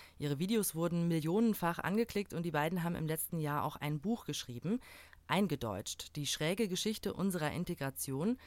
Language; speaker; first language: German; native; German